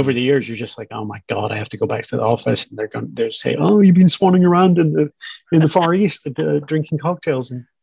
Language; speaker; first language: English; native; English